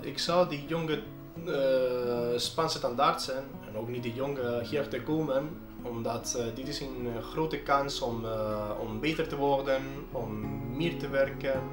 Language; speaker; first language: Dutch; non-native, fluent; Spanish